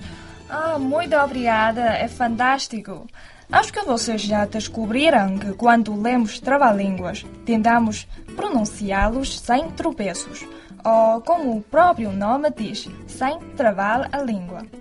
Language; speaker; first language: Portuguese; non-native, fluent; Chinese